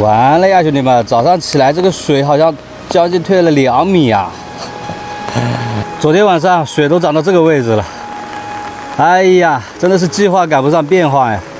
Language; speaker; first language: Chinese; native; Chinese